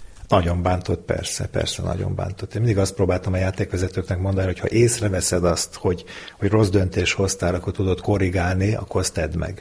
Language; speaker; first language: Hungarian; native; Hungarian